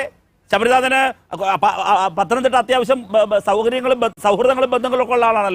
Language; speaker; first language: Malayalam; native; Malayalam